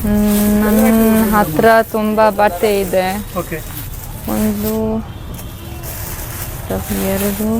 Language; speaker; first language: Kannada; non-native, learner; German